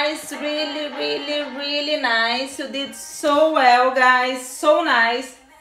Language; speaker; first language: English; non-native, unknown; Portuguese